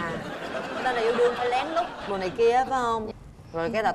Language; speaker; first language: Vietnamese; native; Vietnamese